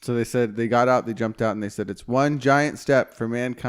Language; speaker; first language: English; native; English